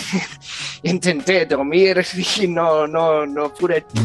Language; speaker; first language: Spanish; non-native, fluent; English